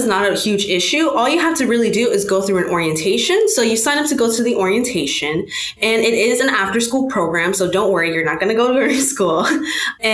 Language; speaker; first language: English; native; English